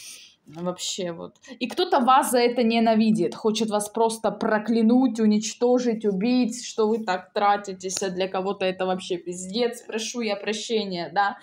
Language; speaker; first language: Russian; native; Russian